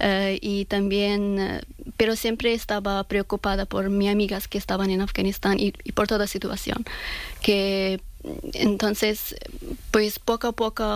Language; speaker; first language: Spanish; non-native, learner; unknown